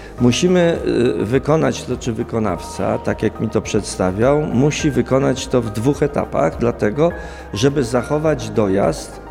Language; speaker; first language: Polish; native; Polish